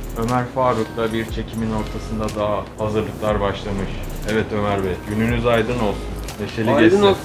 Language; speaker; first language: Turkish; native; Turkish